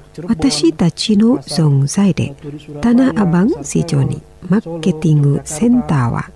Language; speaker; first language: Japanese; non-native, fluent; Indonesian